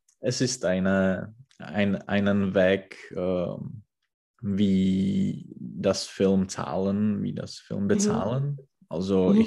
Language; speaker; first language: German; non-native, learner; Czech